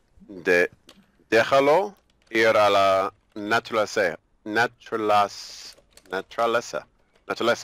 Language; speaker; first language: Spanish; non-native, learner; English